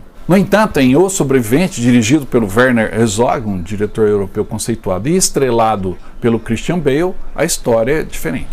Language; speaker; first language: Portuguese; native; Portuguese